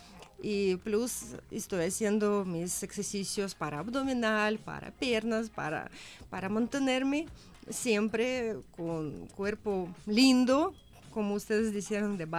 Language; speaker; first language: Spanish; non-native, learner; Russian